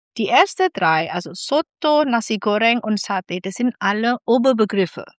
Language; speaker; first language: German; non-native, fluent; Indonesian